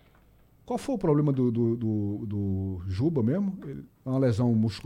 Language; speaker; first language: Portuguese; native; Portuguese